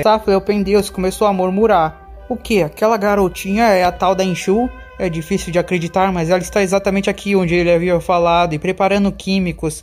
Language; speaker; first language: Portuguese; native; Portuguese